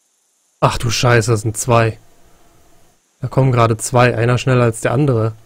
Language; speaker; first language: German; native; German